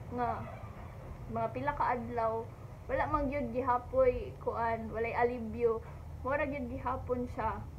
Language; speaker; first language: Cebuano; native; Cebuano